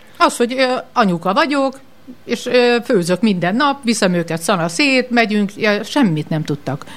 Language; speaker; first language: Hungarian; native; Hungarian